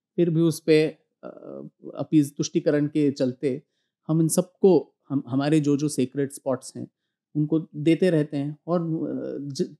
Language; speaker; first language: Hindi; non-native, local second language; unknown